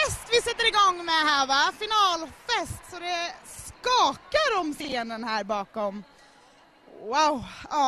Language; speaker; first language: Swedish; native; Swedish